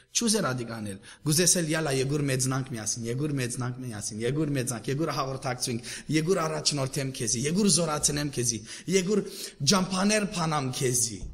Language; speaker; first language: Armenian; early bilingual, heritage; Armenian